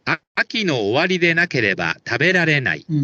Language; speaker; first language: Japanese; non-native, learner; Indonesian